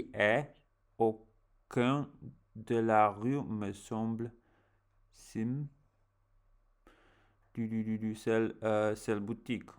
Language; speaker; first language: French; non-native, learner; English